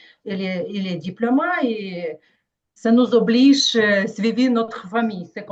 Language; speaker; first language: French; non-native, fluent; Ukrainian